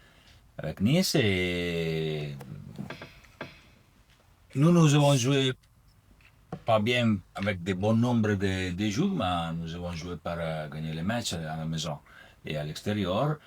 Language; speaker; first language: French; non-native, learner; Italian